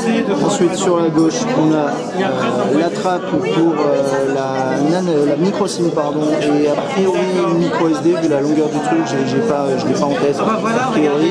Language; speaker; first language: French; native; French